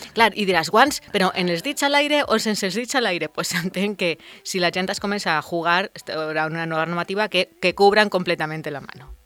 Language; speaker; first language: Catalan; non-native, local second language; Spanish